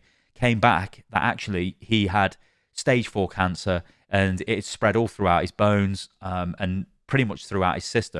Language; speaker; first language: English; native; English